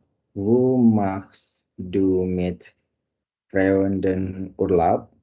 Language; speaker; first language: German; non-native, learner; Indonesian